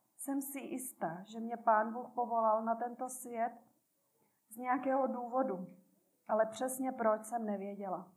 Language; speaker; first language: Czech; native; Czech